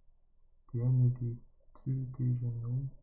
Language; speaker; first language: French; non-native, learner; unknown